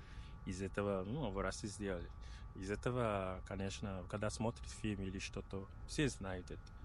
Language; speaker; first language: Russian; non-native, learner; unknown